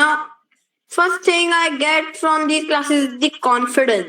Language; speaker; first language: English; non-native, learner; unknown